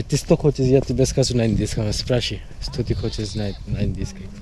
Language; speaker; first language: Russian; non-native, learner; Hindi